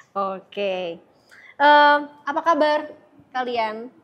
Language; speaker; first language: Indonesian; native; Indonesian